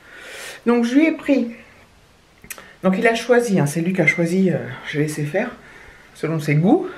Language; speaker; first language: French; native; French